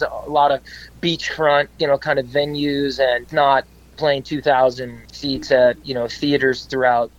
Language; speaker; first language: English; native; English